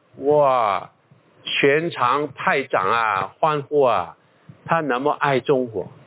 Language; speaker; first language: Chinese; non-native, local second language; Cantonese